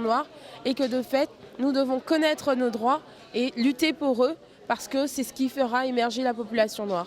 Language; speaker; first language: French; native; French